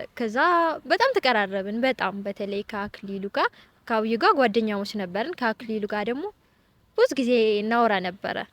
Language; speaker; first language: Amharic; non-native, local second language; Tigrinya